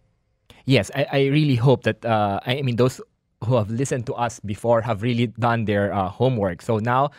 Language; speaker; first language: English; non-native, local second language; Filipino